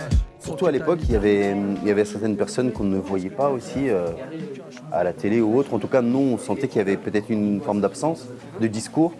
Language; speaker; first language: French; native; French